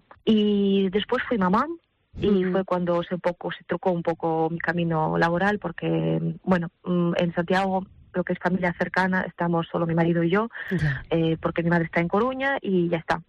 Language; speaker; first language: Spanish; non-native, fluent; Russian